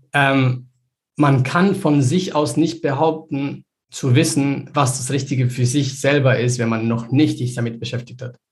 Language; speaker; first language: German; early bilingual, other home language; Spanish